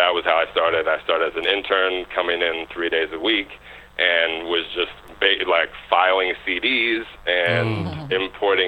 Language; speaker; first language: English; native; English